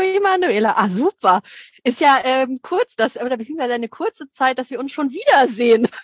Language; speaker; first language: German; native; German